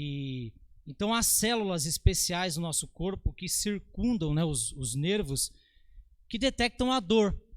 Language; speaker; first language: Portuguese; native; Portuguese